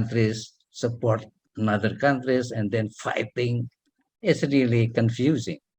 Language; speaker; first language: English; non-native, learner; Indonesian